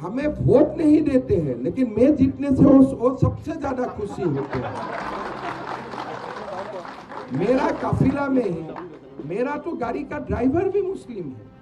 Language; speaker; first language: Hindi; non-native, local second language; Assamese